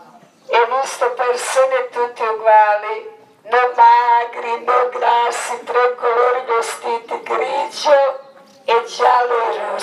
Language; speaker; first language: Italian; non-native, learner; Croatian